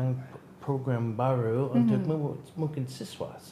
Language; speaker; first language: Indonesian; non-native, learner; English